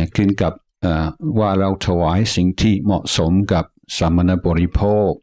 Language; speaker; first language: Thai; non-native, fluent; English